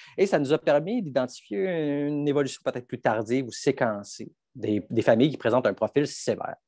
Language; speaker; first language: French; native; French